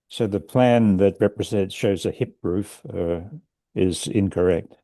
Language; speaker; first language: English; native; English